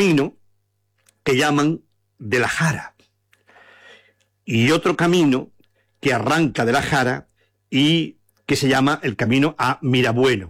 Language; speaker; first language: Spanish; native; Spanish